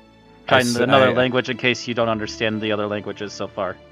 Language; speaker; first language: English; native; English